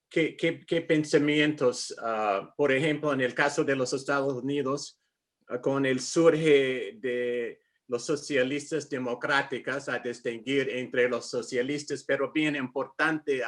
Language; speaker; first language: Spanish; non-native, fluent; English